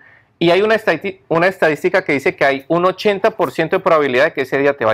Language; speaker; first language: Spanish; native; Spanish